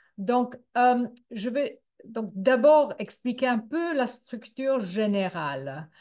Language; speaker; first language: French; non-native, fluent; English